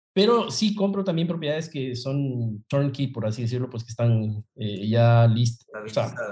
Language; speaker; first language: Spanish; native; Spanish